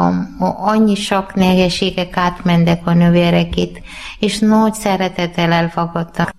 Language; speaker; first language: Hungarian; non-native, learner; Malayalam